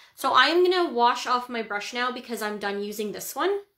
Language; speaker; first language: English; native; English